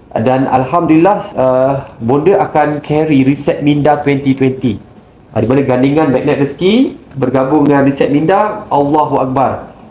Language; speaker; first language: Malay; native; Malay